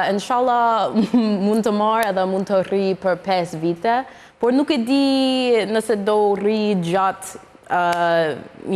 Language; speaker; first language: Albanian; non-native, learner; English